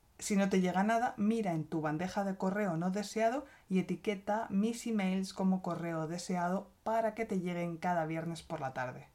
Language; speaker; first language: Spanish; native; Spanish